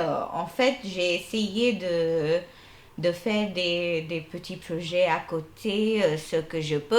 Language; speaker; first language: French; non-native, fluent; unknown